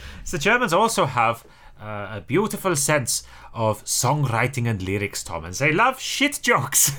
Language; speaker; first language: English; native; English